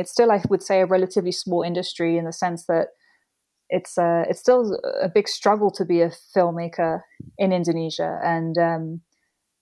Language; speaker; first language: English; native; English